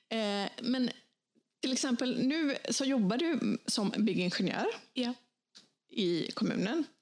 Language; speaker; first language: Swedish; early bilingual, other home language; Bosnian